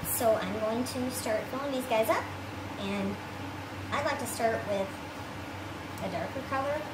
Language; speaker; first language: English; native; English